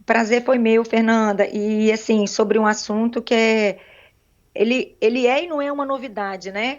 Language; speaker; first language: Portuguese; native; Portuguese